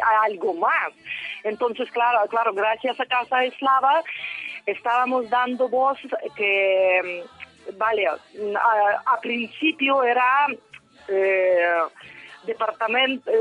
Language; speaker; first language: Spanish; non-native, fluent; Ukrainian